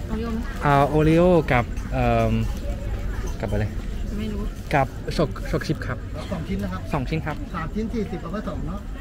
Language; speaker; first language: Thai; non-native, fluent; French